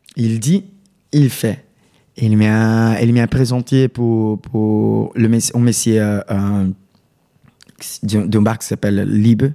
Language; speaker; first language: French; non-native, learner; Portuguese